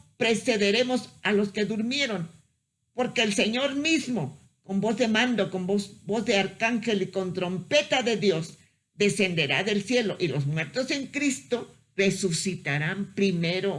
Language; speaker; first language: Spanish; native; Spanish